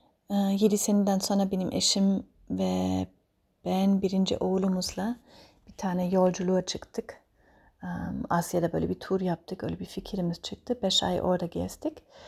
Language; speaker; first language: Turkish; non-native, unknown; German